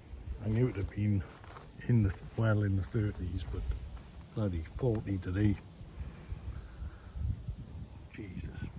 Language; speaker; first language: English; native; English